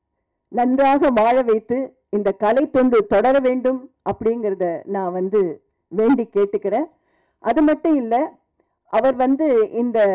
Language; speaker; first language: Tamil; native; Tamil